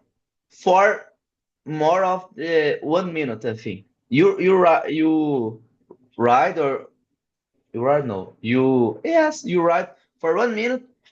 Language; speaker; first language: English; non-native, learner; Portuguese